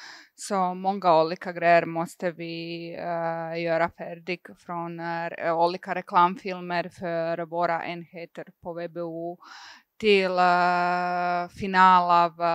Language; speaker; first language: Swedish; non-native, fluent; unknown